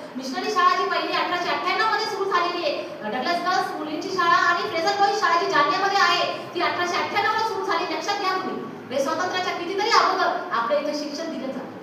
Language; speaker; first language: Marathi; non-native, local second language; Urdu